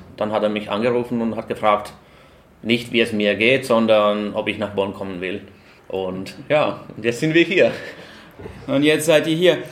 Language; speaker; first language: German; non-native, fluent; Finnish